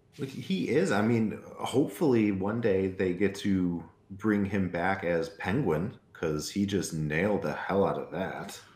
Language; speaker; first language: English; native; English